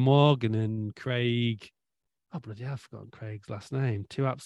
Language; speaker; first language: English; native; English